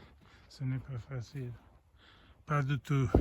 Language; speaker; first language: French; non-native, learner; English